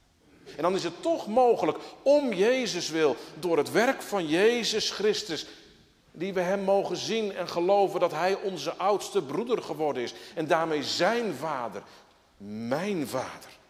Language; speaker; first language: Dutch; native; Dutch